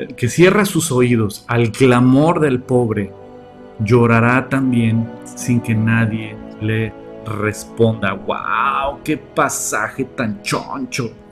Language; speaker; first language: Spanish; native; Spanish